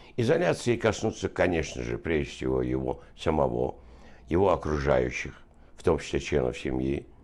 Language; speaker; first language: Russian; non-native, local second language; Azerbaijani